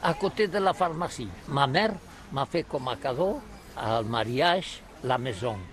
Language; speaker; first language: French; non-native, learner; Catalan